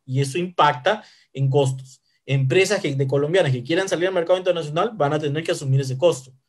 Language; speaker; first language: Spanish; native; Spanish